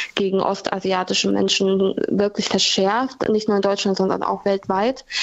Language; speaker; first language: German; native; German